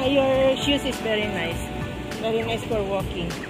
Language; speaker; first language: English; non-native, learner; Filipino